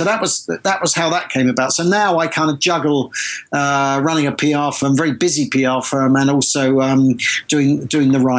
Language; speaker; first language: English; native; English